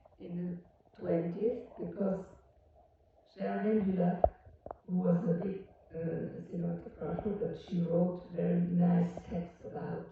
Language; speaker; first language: English; non-native, learner; Portuguese